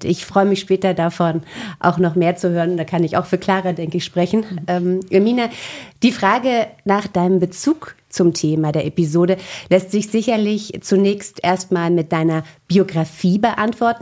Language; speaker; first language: German; native; German